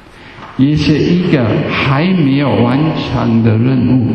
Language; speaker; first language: Chinese; non-native, fluent; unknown